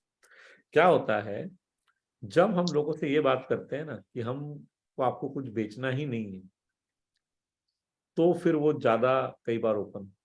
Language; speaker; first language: Hindi; native; Hindi